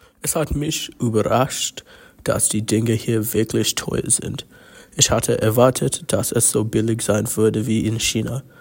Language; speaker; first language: German; non-native, learner; Chinese